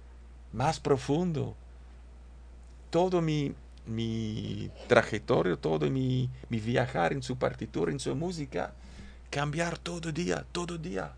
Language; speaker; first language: Spanish; non-native, learner; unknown